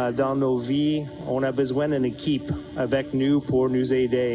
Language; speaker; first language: French; non-native, fluent; English